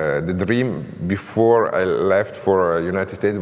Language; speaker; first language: English; non-native, learner; Italian